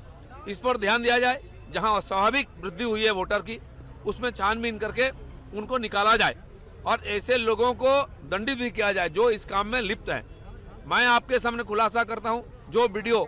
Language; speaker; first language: Hindi; non-native, local second language; Bangla